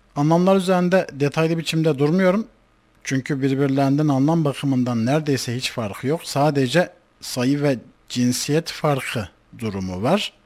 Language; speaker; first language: Turkish; native; Turkish